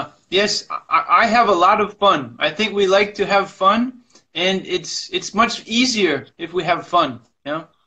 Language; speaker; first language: English; native; English